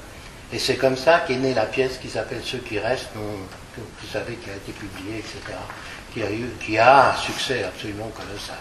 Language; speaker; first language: French; early bilingual, other home language; Polish